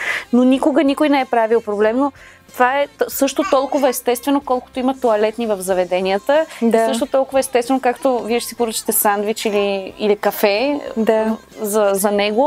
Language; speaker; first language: Bulgarian; native; Bulgarian